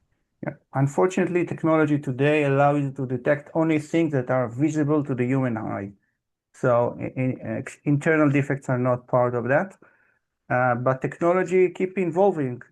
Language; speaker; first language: English; non-native, fluent; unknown